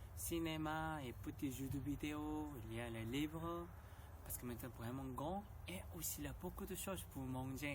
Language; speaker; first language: French; non-native, learner; Korean